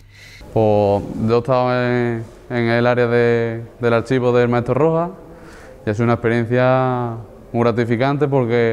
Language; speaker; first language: Spanish; native; Spanish